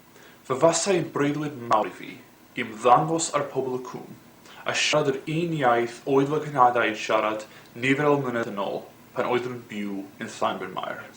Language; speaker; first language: Welsh; non-native, learner; English